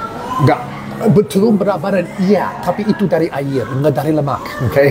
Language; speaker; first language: Indonesian; non-native, learner; English